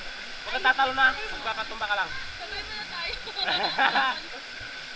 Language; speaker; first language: Filipino; non-native, local second language; Cebuano